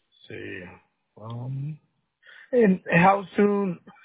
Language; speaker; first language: English; early bilingual, other home language; Spanish